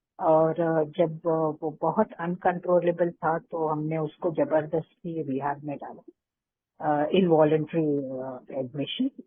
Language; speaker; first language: Hindi; non-native, local second language; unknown